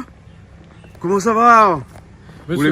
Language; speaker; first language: French; native; French